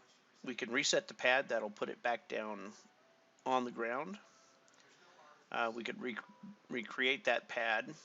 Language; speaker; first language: English; native; English